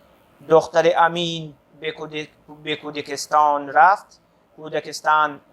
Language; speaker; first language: Persian; non-native, fluent; Urdu